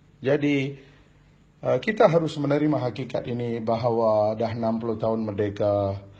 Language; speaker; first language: Malay; non-native, local second language; Tamil